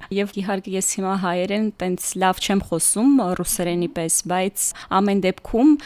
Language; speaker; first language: Armenian; early bilingual, heritage; Armenian